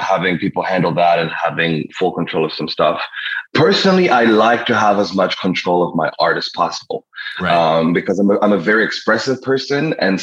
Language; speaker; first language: English; non-native, local second language; Kinyarwanda